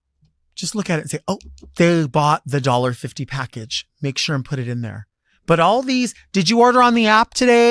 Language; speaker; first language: English; native; English